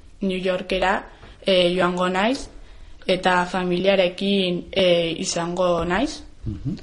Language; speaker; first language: Basque; non-native, learner; Spanish